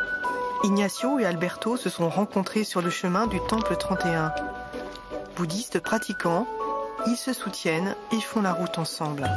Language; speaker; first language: French; native; French